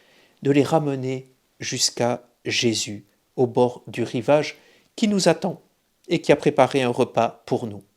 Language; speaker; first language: French; native; French